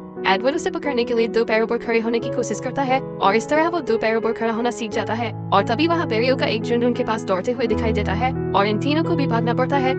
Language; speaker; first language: Hindi; native; Hindi